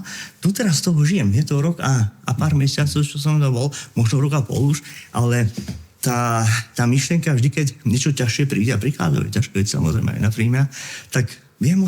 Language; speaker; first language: Slovak; native; Slovak